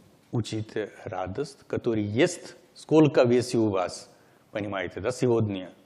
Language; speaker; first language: Russian; non-native, learner; Hindi